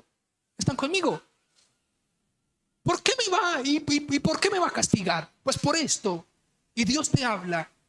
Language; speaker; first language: Spanish; native; Spanish